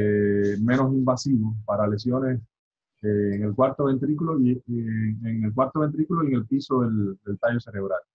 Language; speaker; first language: Spanish; native; Spanish